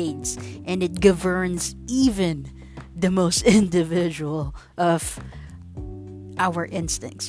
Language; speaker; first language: English; non-native, local second language; Filipino